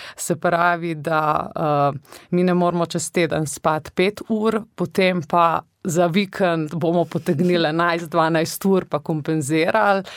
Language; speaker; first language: Slovenian; native; Slovenian